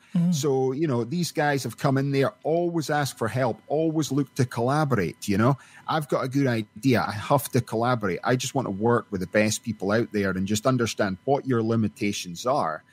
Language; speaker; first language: English; native; English